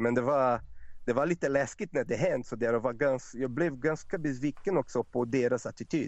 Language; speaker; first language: Swedish; non-native, fluent; Portuguese